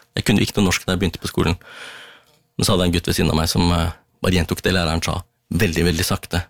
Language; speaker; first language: Norwegian; early bilingual, other home language; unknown